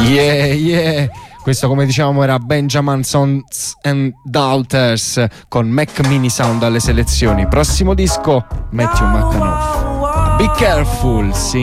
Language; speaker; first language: Italian; native; Italian